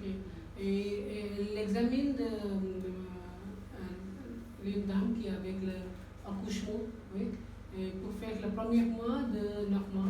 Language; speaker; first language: French; non-native, learner; Nepali